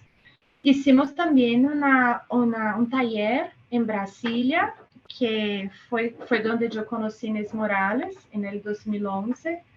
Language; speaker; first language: Spanish; non-native, fluent; Portuguese